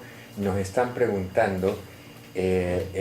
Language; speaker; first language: Spanish; native; Spanish